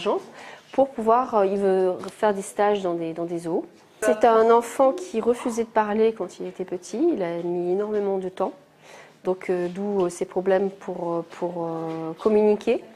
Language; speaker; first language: French; native; French